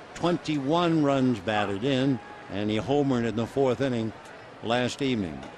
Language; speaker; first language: English; native; English